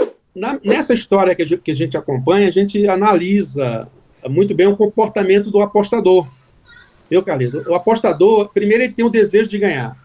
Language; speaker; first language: Portuguese; native; Portuguese